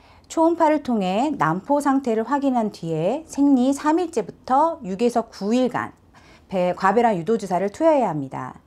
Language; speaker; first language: Korean; native; Korean